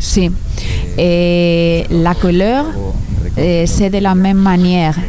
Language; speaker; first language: French; non-native, learner; Spanish